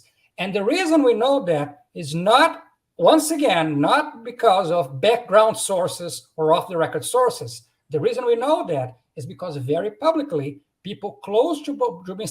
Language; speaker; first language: English; non-native, fluent; Portuguese